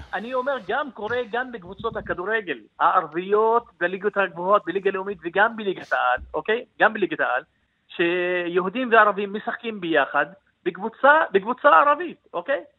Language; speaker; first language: Hebrew; non-native, local second language; Arabic